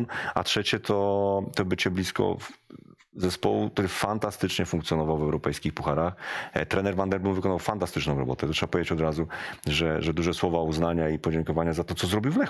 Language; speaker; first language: Polish; native; Polish